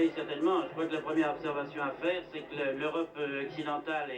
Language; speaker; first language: French; native; French